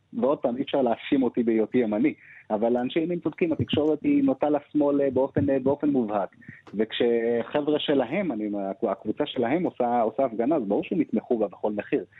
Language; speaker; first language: Hebrew; early bilingual, other home language; Amharic